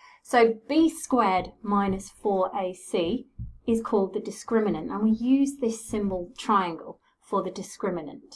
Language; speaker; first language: English; native; English